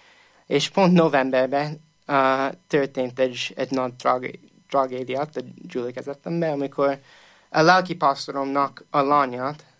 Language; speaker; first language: Hungarian; non-native, fluent; English